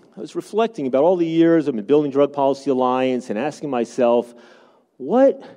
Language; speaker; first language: English; native; English